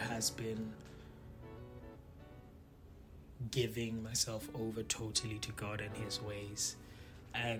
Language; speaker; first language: English; non-native, local second language; Tswana